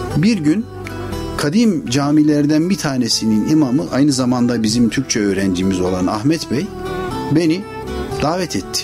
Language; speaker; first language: Turkish; native; Turkish